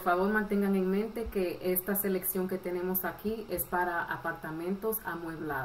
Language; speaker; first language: Spanish; early bilingual, heritage; Spanish